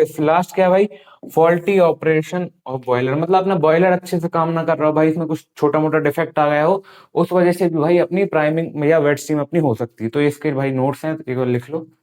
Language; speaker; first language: Hindi; native; Hindi